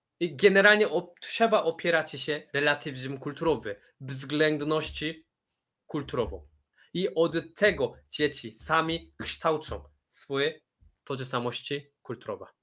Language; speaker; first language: Polish; non-native, fluent; Korean